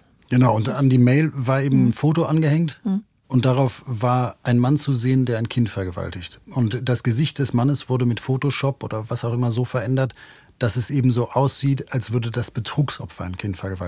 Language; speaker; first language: German; native; German